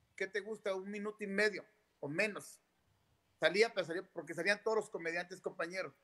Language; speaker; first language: Spanish; native; Spanish